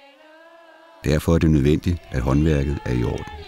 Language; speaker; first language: Danish; native; Danish